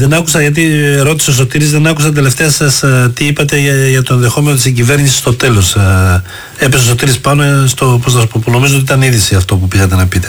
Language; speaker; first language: Greek; native; Greek